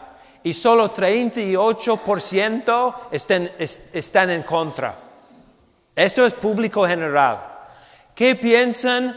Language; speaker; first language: Spanish; non-native, fluent; English